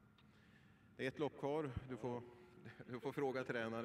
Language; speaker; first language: Swedish; native; Swedish